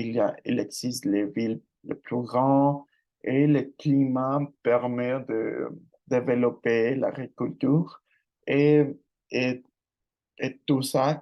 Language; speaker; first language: French; non-native, learner; Spanish